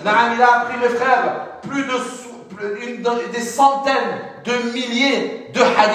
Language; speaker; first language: French; non-native, fluent; Arabic